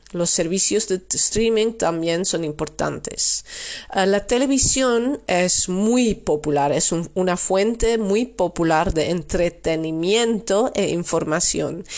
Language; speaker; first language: Spanish; non-native, fluent; Dutch